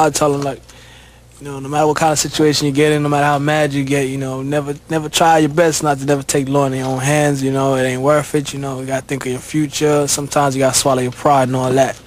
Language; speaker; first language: English; native; English